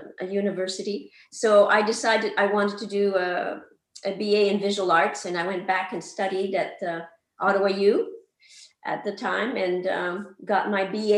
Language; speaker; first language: English; non-native, fluent; French